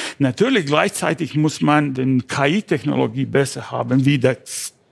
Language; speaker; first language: German; non-native, fluent; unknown